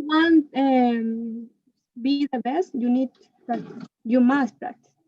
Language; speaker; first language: English; non-native, learner; Spanish